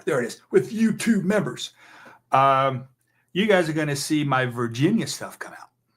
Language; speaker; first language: English; native; English